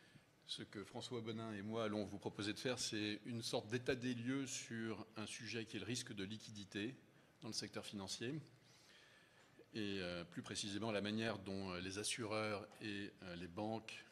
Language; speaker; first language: French; native; French